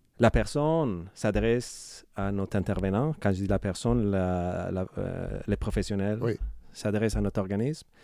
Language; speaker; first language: French; non-native, fluent; Spanish